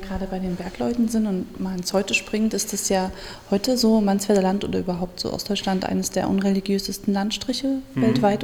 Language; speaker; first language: German; native; German